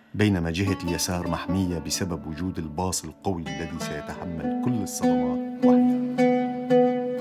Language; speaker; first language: Arabic; non-native, local second language; Kurdish